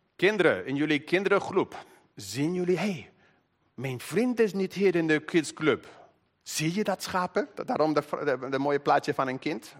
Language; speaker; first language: Dutch; non-native, fluent; English